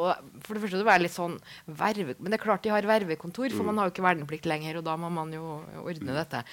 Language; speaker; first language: Norwegian; native; Norwegian